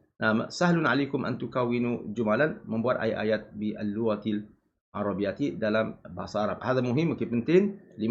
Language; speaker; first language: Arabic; non-native, fluent; Malay